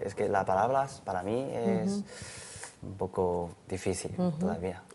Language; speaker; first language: Spanish; non-native, learner; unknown